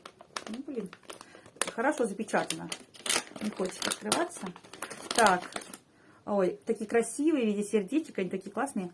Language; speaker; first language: Russian; native; Russian